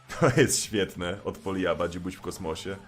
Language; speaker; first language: Polish; native; Polish